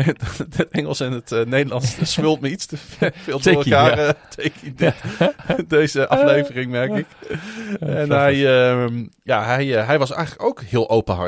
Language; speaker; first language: Dutch; native; Dutch